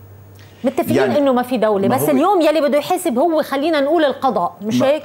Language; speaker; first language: Arabic; native; Arabic